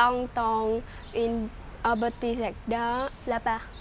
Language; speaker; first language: French; non-native, learner; Vietnamese